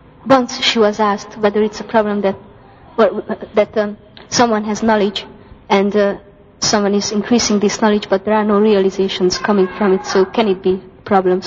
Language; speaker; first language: English; non-native, fluent; Hungarian